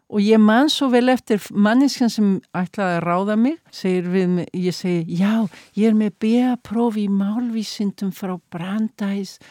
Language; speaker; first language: Icelandic; early bilingual, heritage; Icelandic